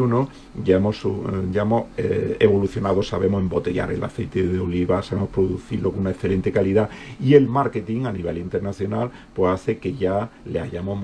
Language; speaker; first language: Spanish; native; Spanish